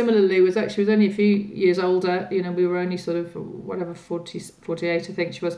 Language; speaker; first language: English; native; English